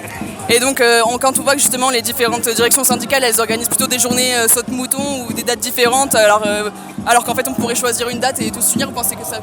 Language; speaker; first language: French; native; French